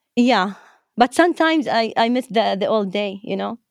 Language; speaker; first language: English; non-native, fluent; Arabic